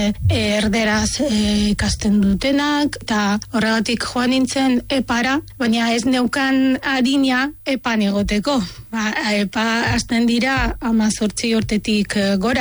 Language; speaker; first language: Basque; non-native, fluent; Arabic